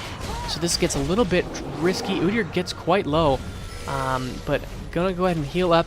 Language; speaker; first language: English; native; English